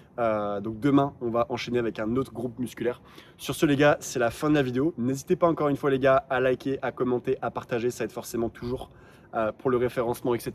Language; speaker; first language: French; native; French